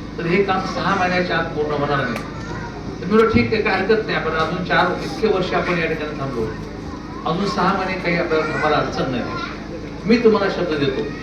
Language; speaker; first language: Marathi; native; Marathi